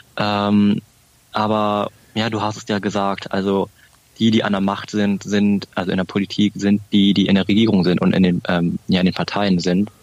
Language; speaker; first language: German; early bilingual, other home language; Vietnamese